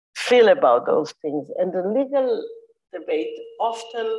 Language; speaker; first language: English; non-native, fluent; Hebrew